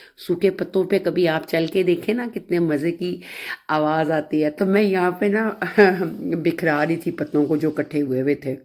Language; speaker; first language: Urdu; non-native, local second language; Punjabi